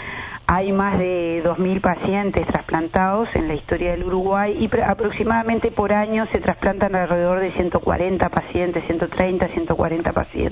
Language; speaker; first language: Spanish; native; Spanish